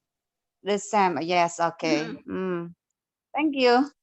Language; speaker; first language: English; non-native, learner; Indonesian